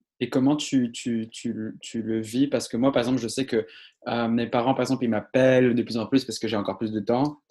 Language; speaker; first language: French; non-native, local second language; Arabic